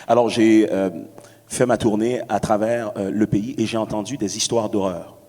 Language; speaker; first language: French; native; French